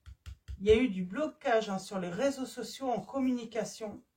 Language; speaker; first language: French; native; French